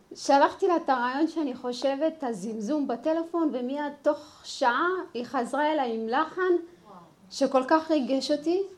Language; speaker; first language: Hebrew; early bilingual, other home language; Amharic